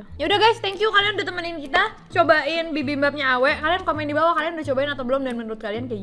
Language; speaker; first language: Indonesian; native; Indonesian